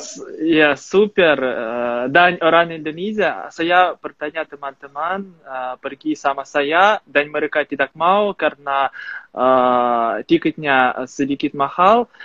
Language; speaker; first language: Indonesian; non-native, fluent; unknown